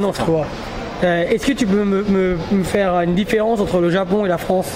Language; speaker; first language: French; native; French